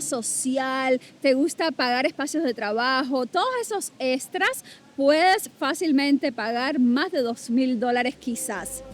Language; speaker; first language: Spanish; native; Spanish